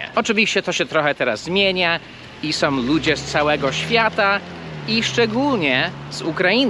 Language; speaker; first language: Polish; early bilingual, heritage; English